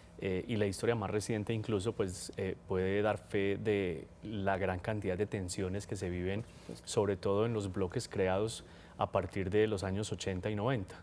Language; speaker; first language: Spanish; native; Spanish